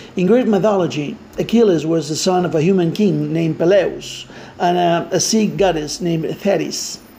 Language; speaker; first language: English; non-native, fluent; Spanish